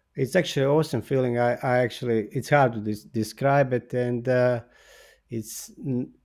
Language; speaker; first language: English; non-native, fluent; Bosnian